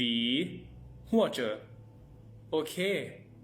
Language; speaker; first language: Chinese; non-native, learner; Lao